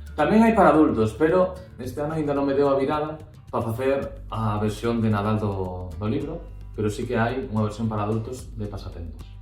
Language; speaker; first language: Galician; native; Galician